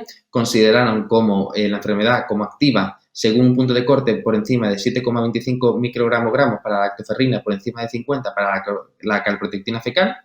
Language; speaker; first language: Spanish; native; Spanish